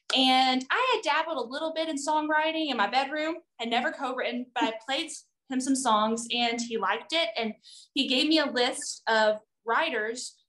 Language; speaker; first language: English; native; English